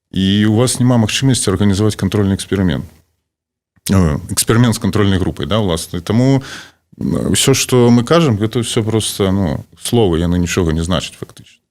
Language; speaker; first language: Belarusian; non-native, local second language; Russian